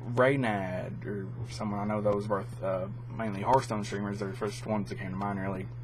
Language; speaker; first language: English; native; English